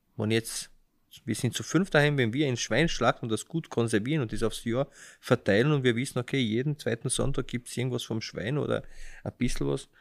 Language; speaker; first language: German; early bilingual, other home language; Slovenian